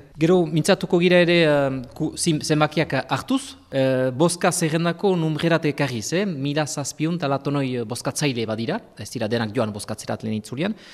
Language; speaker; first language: Basque; native; Basque